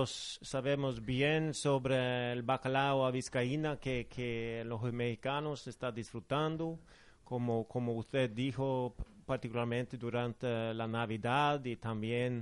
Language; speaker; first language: Spanish; non-native, fluent; Norwegian